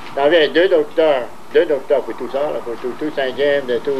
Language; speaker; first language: French; native; French